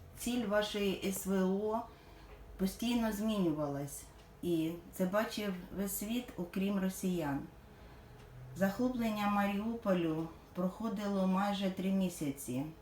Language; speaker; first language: Ukrainian; non-native, local second language; Russian